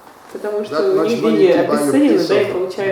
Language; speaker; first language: Russian; native; Russian